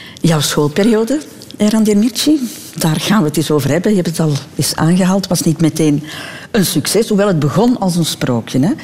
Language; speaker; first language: Dutch; native; Dutch